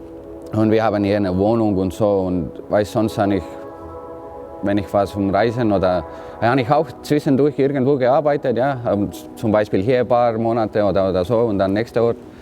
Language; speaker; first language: German; non-native, learner; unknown